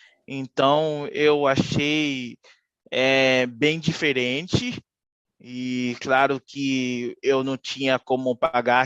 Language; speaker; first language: Portuguese; non-native, fluent; Haitian Creole